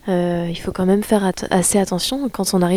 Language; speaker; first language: French; native; French